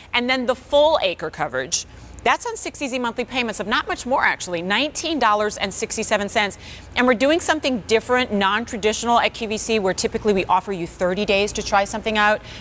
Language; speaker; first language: English; native; English